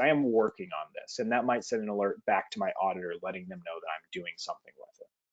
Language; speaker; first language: English; native; English